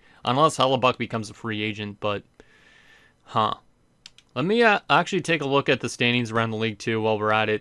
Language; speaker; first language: English; native; English